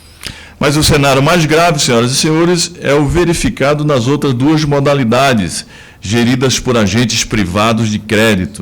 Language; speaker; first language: Portuguese; native; Portuguese